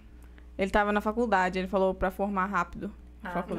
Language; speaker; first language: Portuguese; native; Portuguese